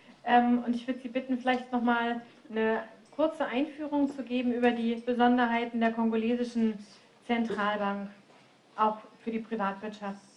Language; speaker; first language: German; native; German